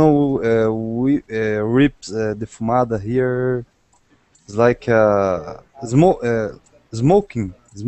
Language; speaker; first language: English; non-native, learner; Portuguese